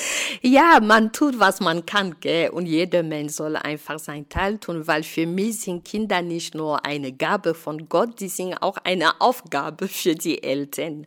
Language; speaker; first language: German; non-native, fluent; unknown